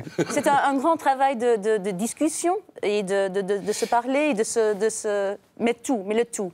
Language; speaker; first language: French; non-native, local second language; Dutch